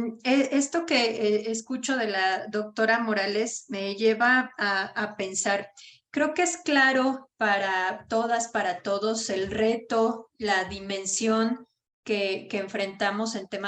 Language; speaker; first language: Spanish; native; Spanish